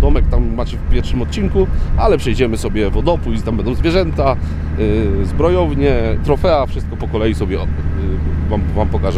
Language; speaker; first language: Polish; native; Polish